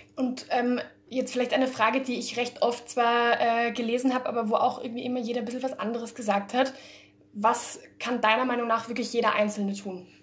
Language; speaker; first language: German; early bilingual, heritage; German